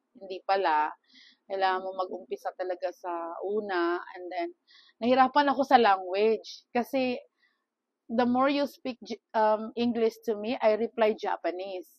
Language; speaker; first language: Filipino; non-native, local second language; Cebuano